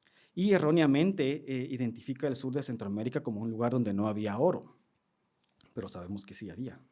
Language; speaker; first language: Spanish; native; Spanish